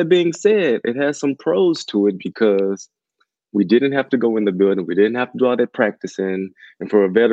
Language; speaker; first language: English; native; English